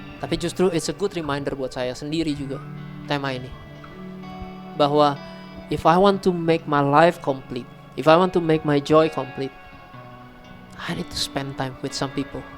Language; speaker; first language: English; non-native, local second language; Indonesian